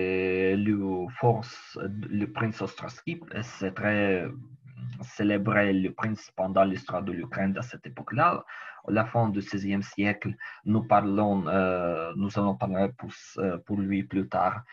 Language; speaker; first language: French; non-native, learner; Ukrainian